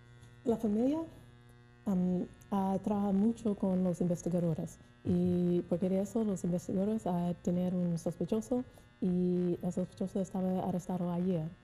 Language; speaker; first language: Spanish; non-native, learner; English